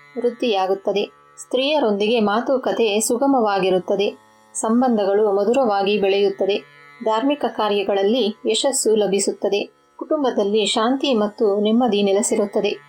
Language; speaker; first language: Kannada; native; Kannada